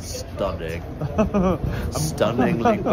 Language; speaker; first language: English; native; English